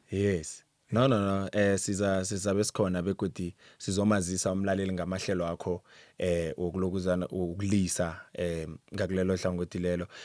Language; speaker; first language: Zulu; non-native, local second language; South Ndebele